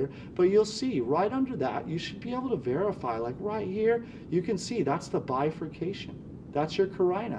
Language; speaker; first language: English; native; English